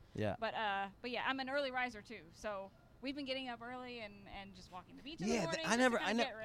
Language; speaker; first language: English; native; English